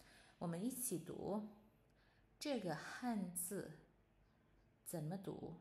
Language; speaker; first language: Chinese; non-native, fluent; Indonesian